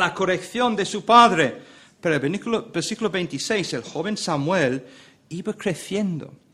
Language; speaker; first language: Spanish; non-native, fluent; English